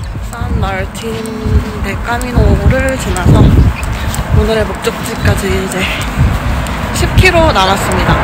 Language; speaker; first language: Korean; native; Korean